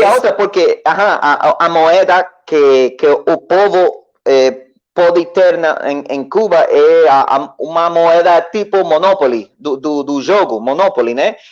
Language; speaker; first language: Portuguese; non-native, learner; Spanish